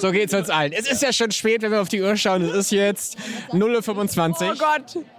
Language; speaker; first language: German; native; German